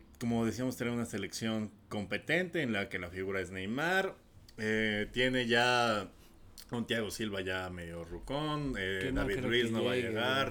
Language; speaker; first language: Spanish; native; Spanish